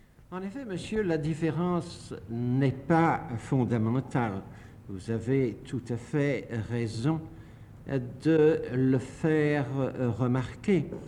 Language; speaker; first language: French; native; French